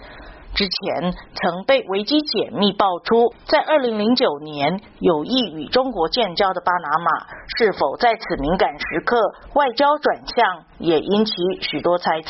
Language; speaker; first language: Chinese; native; Chinese